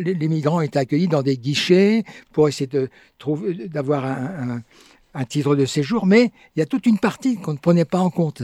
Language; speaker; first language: French; native; French